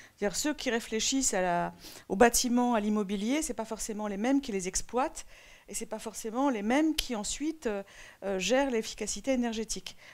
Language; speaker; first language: French; native; French